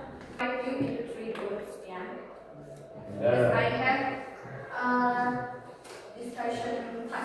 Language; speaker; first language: English; non-native, learner; Indonesian